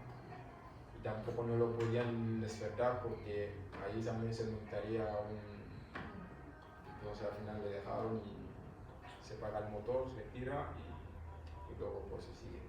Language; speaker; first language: Spanish; non-native, fluent; Wolof